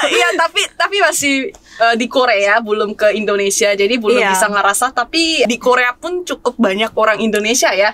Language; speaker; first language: Indonesian; non-native, fluent; Korean